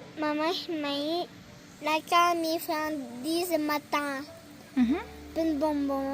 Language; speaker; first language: Thai; early bilingual, heritage; Thai